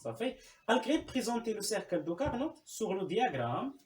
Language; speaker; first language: French; non-native, local second language; Arabic